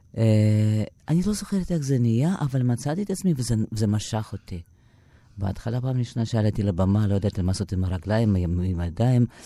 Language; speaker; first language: Hebrew; non-native, fluent; Russian